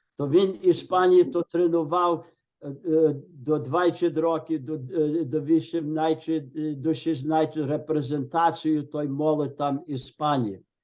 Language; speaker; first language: Ukrainian; early bilingual, heritage; Ukrainian